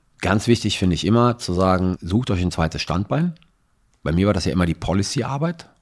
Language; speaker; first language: German; early bilingual, other home language; Italian